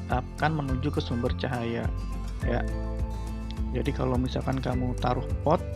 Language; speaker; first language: Indonesian; native; Indonesian